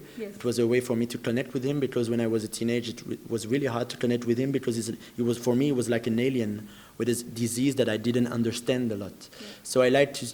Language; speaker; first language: English; non-native, fluent; French